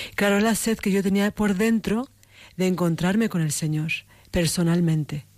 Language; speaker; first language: Spanish; native; Spanish